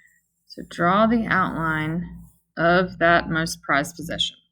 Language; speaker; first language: English; native; English